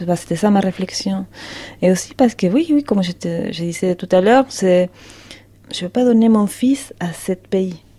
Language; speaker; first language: French; non-native, fluent; Spanish